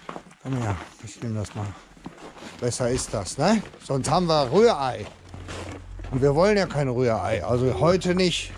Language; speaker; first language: German; native; German